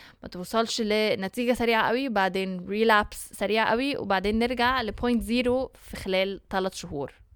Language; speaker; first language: Arabic; early bilingual, heritage; Arabic